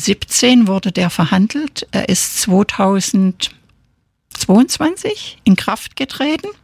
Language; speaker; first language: German; native; German